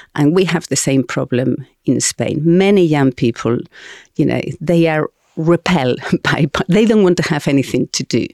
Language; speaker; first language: English; non-native, fluent; Spanish